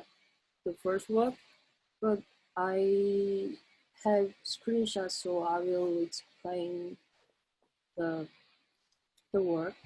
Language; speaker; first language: English; non-native, learner; Korean